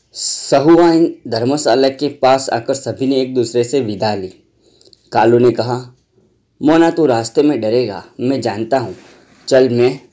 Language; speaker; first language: Hindi; non-native, local second language; Gujarati